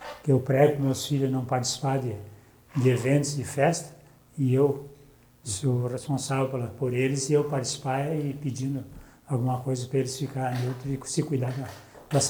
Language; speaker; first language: Portuguese; native; Portuguese